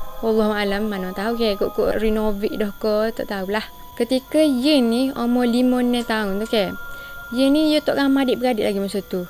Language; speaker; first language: Malay; native; Malay